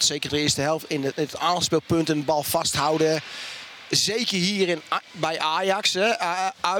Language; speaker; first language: Dutch; native; Dutch